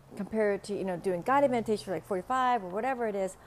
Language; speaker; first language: English; non-native, fluent; Vietnamese